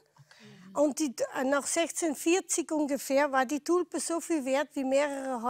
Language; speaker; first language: German; non-native, fluent; Dutch